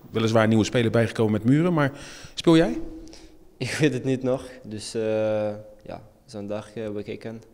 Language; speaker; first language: Dutch; native; Dutch